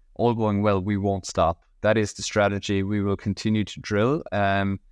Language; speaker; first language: English; native; English